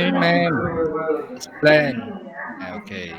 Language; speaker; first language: English; non-native, learner; Indonesian